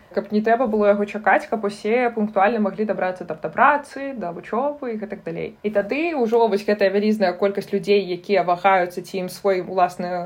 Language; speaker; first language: Belarusian; non-native, local second language; Russian